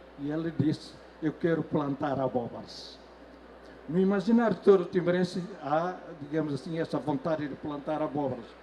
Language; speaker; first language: Portuguese; non-native, local second language; Tetum